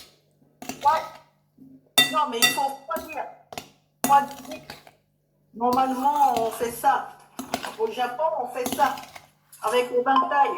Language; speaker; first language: French; non-native, learner; Japanese